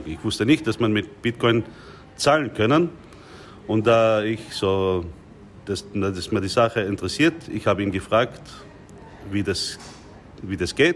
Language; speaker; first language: German; non-native, fluent; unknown